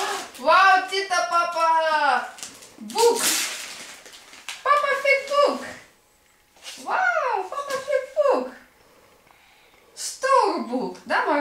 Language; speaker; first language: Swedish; non-native, fluent; Russian